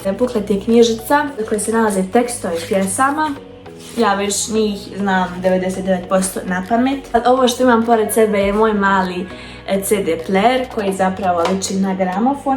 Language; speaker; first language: Bosnian; early bilingual, heritage; Bosnian